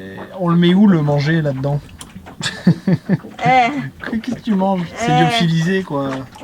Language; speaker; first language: French; native; French